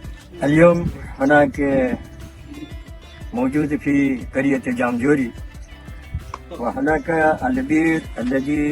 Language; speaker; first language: Arabic; non-native, fluent; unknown